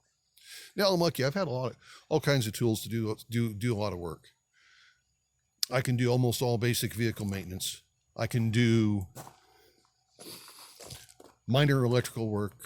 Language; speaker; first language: English; native; English